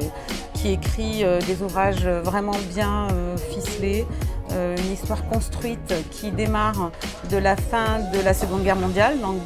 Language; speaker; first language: French; native; French